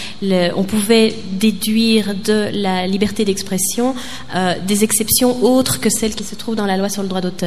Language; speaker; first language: French; native; French